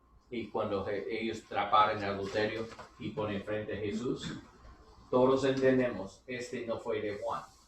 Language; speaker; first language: Spanish; non-native, learner; English